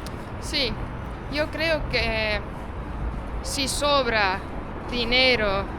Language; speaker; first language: Spanish; non-native, fluent; Estonian